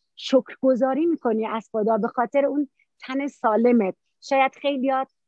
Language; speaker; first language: Persian; native; Persian